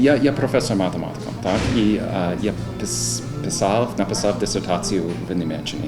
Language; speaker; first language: Ukrainian; non-native, learner; English